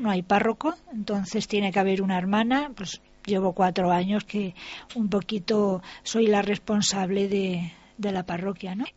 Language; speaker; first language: Spanish; native; Spanish